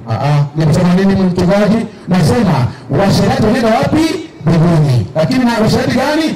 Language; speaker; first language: Swahili; non-native, local second language; Gusii